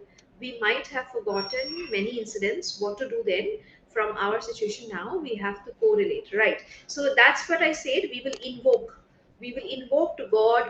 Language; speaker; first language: English; non-native, local second language; Hindi